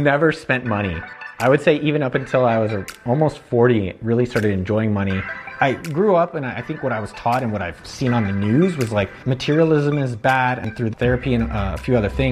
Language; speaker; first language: English; native; English